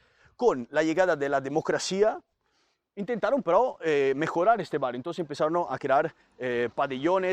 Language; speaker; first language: Spanish; non-native, fluent; Italian